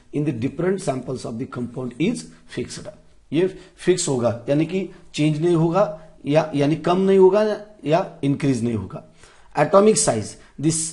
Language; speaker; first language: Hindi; non-native, local second language; Marathi